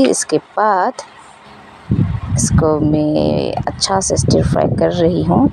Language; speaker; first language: Hindi; non-native, local second language; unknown